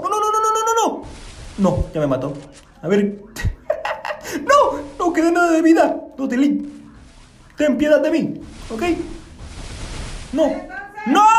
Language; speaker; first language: Spanish; native; Spanish